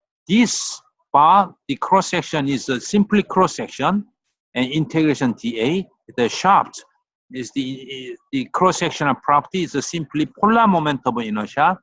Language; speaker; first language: English; non-native, fluent; Korean